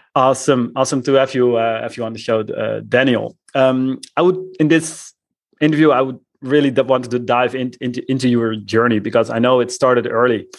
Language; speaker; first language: English; non-native, fluent; Dutch